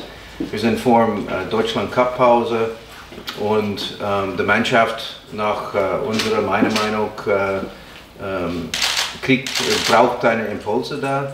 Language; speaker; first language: German; non-native, fluent; English